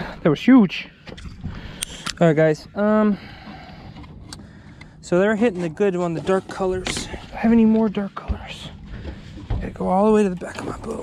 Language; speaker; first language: English; native; English